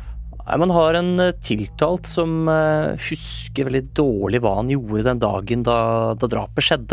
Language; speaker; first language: Norwegian; native; Norwegian